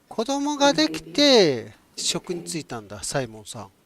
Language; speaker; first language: Japanese; native; Japanese